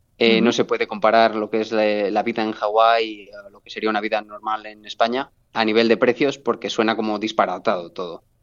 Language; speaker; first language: Spanish; native; Spanish